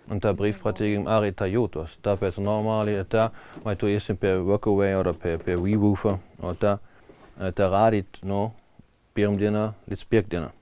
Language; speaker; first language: Latvian; non-native, learner; German